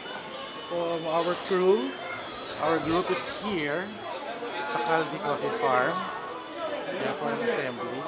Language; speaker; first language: English; non-native, local second language; Filipino